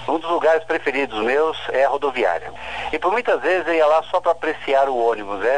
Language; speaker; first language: Portuguese; native; Portuguese